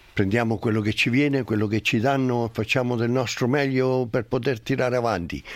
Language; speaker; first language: Italian; native; Italian